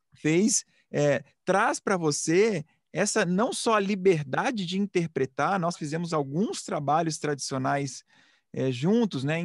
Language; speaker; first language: Portuguese; native; Portuguese